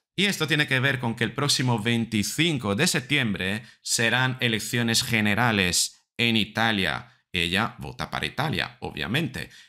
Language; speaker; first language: Spanish; non-native, fluent; Italian